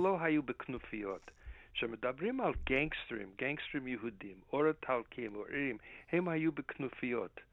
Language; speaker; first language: Hebrew; non-native, fluent; English